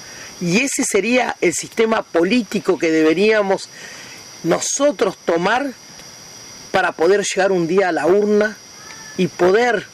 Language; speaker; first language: Spanish; native; Spanish